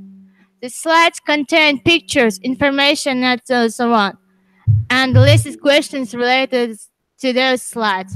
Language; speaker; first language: English; non-native, learner; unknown